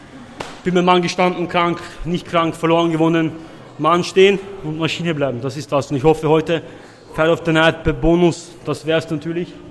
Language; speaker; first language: German; native; German